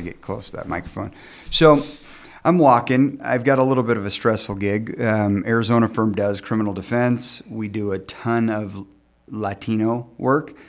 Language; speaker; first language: English; native; English